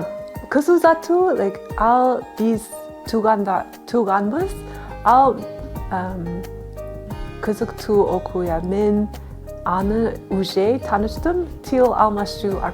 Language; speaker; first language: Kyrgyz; non-native, learner; English